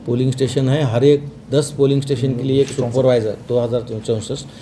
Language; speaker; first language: Hindi; non-native, local second language; Marathi